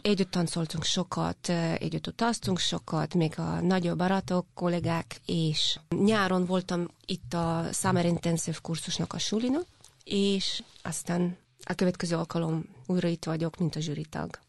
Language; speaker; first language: Hungarian; non-native, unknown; Russian